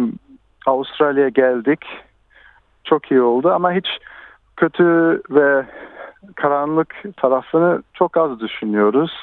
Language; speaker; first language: Turkish; early bilingual, heritage; Turkish